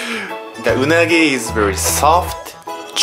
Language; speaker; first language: English; non-native, learner; Japanese